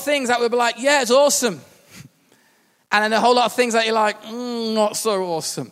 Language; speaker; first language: English; native; English